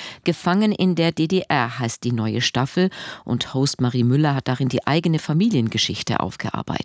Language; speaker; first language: German; native; German